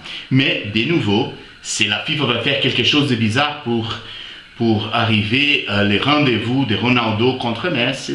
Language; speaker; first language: French; non-native, fluent; Portuguese